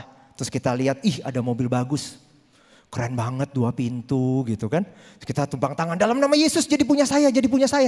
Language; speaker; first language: Indonesian; native; Indonesian